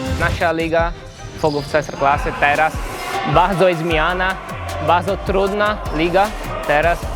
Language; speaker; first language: Polish; non-native, learner; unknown